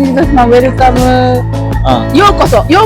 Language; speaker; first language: Nepali; non-native, learner; Japanese